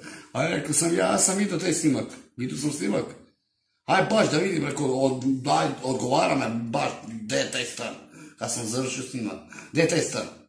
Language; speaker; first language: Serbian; non-native, local second language; Romany